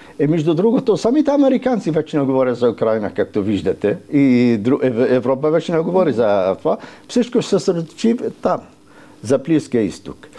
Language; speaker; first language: Bulgarian; non-native, fluent; Arabic